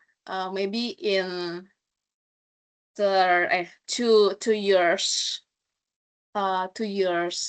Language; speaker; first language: English; non-native, learner; Indonesian